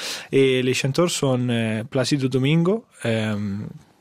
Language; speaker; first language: French; non-native, fluent; Italian